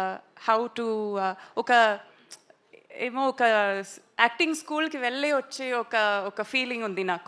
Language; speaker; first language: Telugu; non-native, local second language; Tamil